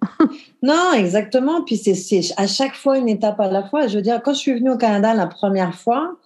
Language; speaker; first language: French; native; French